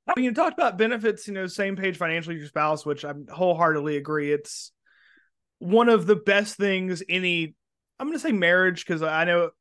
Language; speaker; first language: English; native; English